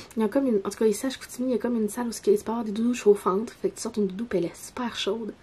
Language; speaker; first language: French; native; French